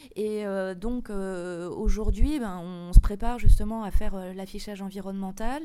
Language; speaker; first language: French; native; French